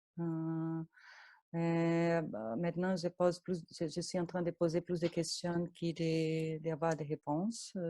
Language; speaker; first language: French; non-native, fluent; Portuguese